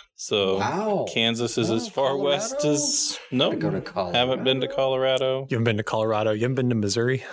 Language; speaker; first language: English; native; English